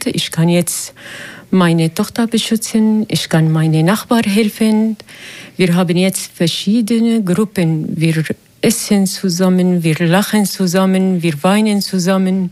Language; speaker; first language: German; non-native, learner; Arabic